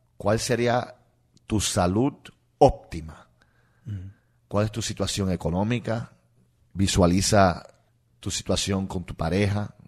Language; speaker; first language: Spanish; non-native, local second language; English